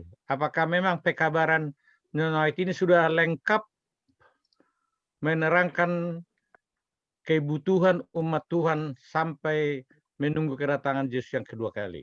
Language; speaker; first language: Indonesian; native; Indonesian